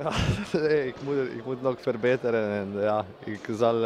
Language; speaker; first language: Dutch; non-native, learner; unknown